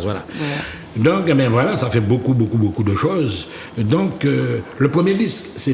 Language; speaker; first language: French; native; French